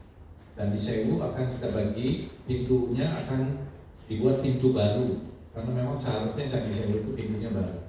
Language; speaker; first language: Indonesian; native; Indonesian